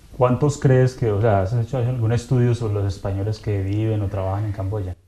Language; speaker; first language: Spanish; native; Spanish